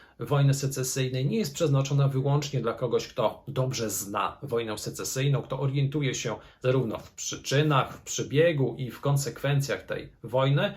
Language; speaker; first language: Polish; native; Polish